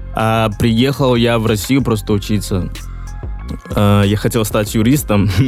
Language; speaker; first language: Russian; non-native, fluent; Yoruba